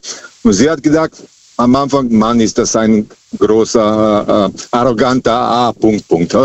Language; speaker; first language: German; non-native, fluent; Serbian